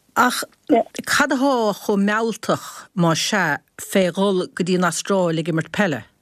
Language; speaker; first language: Irish; native; Irish